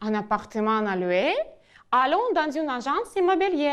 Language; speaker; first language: French; non-native, fluent; Ukrainian